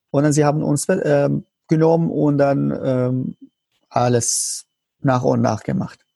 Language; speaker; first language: German; non-native, learner; Arabic